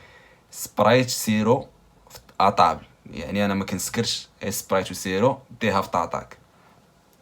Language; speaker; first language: Arabic; native; Arabic